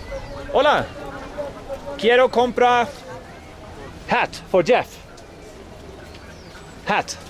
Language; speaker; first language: Spanish; non-native, learner; English